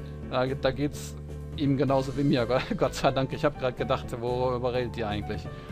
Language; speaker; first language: German; native; German